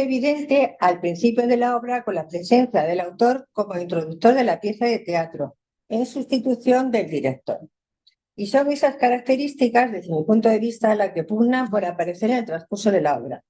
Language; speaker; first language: Spanish; native; Spanish